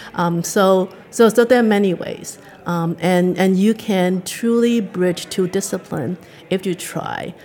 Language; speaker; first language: English; non-native, local second language; Cantonese